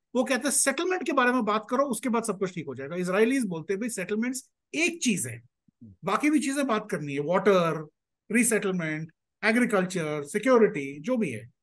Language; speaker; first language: Hindi; native; Hindi